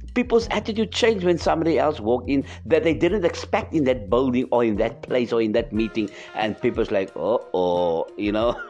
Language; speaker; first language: English; non-native, local second language; Afrikaans